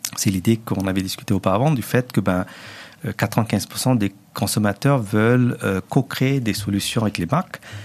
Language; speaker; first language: French; non-native, local second language; Tamil